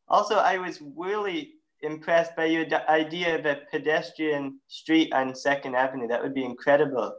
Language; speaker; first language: English; native; English